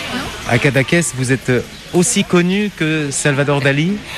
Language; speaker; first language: French; native; French